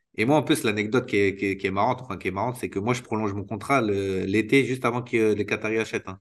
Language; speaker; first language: French; native; French